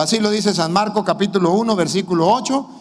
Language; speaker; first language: Spanish; native; Spanish